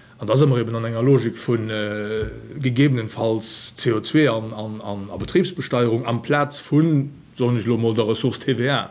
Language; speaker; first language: Luxembourgish; native; Luxembourgish